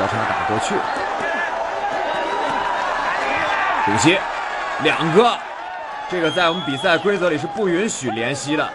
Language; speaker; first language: Chinese; native; Chinese